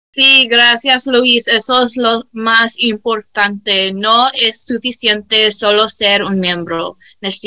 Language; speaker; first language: Spanish; early bilingual, heritage; Spanish